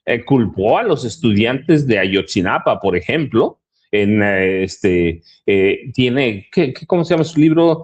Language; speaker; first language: Spanish; native; Spanish